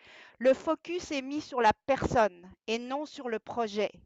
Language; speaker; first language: French; native; French